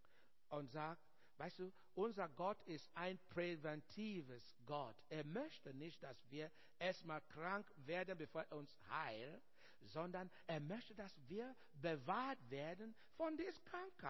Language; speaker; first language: German; non-native, learner; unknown